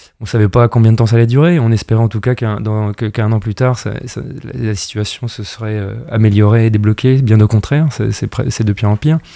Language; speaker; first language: French; native; French